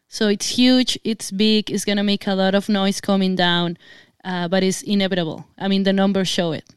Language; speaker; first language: English; non-native, fluent; Spanish